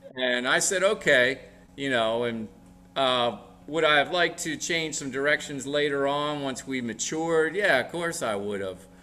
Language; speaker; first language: English; native; English